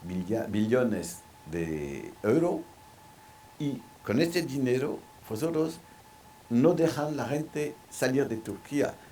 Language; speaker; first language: Spanish; non-native, local second language; French